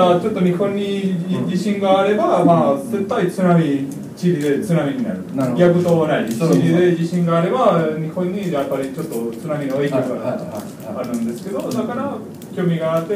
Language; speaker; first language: Japanese; non-native, fluent; Spanish